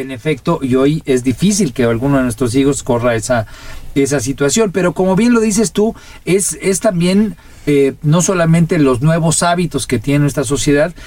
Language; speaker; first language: Spanish; native; Spanish